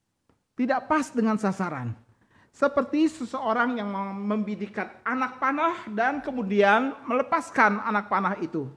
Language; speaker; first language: Indonesian; native; Indonesian